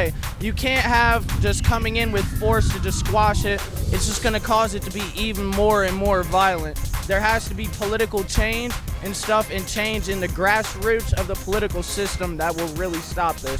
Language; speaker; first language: English; native; English